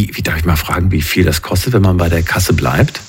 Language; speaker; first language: German; native; German